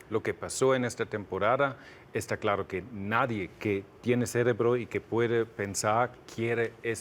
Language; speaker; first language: Spanish; non-native, fluent; German